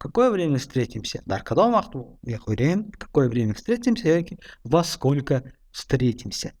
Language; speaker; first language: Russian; non-native, fluent; Tajik